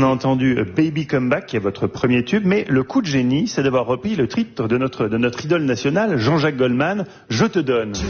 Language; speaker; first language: French; native; French